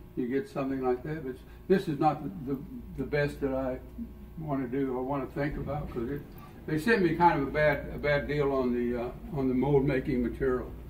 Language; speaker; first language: English; native; English